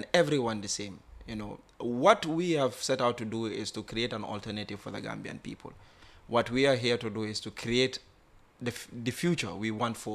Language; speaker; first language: English; non-native, local second language; Wolof